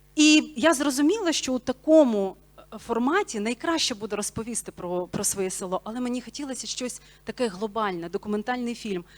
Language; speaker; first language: Ukrainian; non-native, local second language; Bulgarian